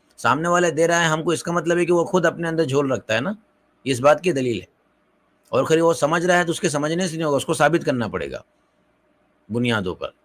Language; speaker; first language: Urdu; native; Urdu